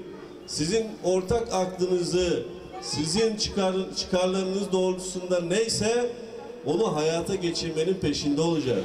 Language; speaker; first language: Turkish; native; Turkish